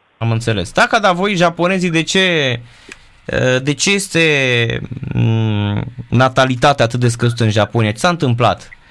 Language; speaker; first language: Romanian; native; Romanian